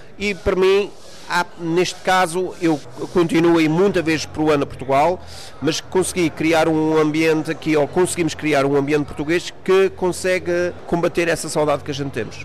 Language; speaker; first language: Portuguese; early bilingual, heritage; Portuguese